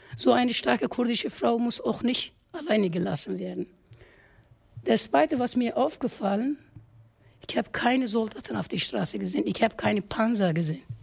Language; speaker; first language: German; non-native, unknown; Kurdish